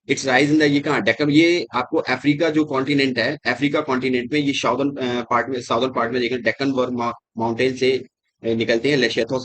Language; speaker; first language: Hindi; native; Hindi